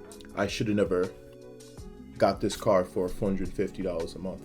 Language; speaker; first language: English; native; English